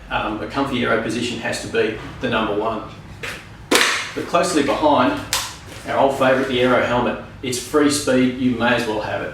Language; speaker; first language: English; native; English